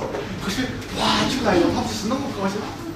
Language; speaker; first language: Chinese; non-native, fluent; Korean